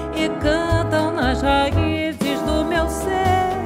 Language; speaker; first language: Portuguese; native; Portuguese